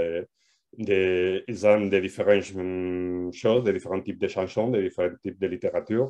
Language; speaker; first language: French; non-native, fluent; Spanish